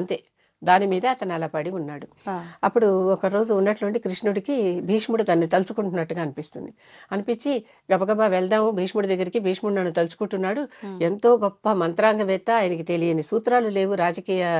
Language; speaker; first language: Telugu; native; Telugu